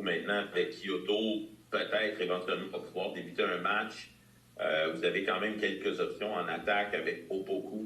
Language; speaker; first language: French; native; French